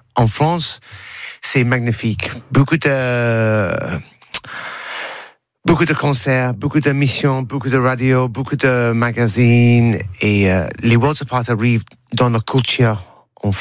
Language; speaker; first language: French; non-native, learner; English